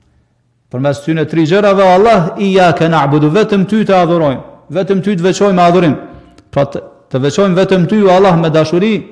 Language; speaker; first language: Albanian; native; Albanian